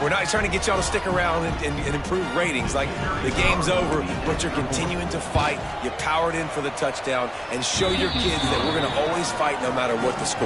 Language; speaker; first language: English; native; English